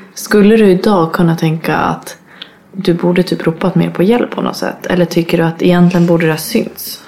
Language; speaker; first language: Swedish; native; Swedish